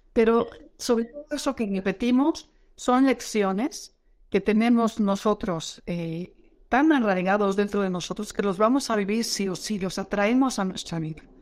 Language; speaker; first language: Spanish; non-native, fluent; Dutch